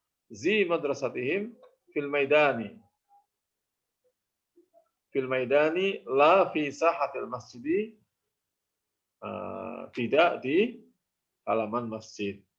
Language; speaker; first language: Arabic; non-native, fluent; Indonesian